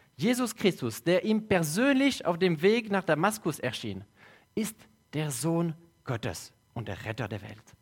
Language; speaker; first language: German; non-native, local second language; French